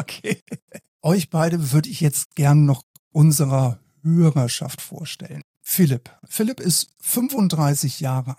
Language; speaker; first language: German; native; German